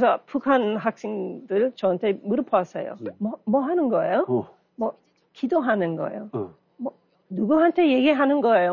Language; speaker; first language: Korean; non-native, learner; English